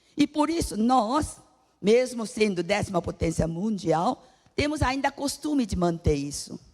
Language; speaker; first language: Portuguese; non-native, fluent; Korean